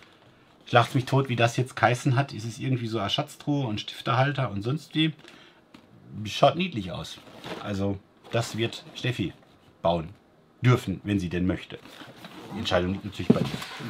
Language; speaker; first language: German; native; German